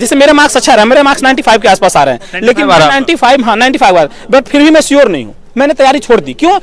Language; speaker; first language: Hindi; native; Hindi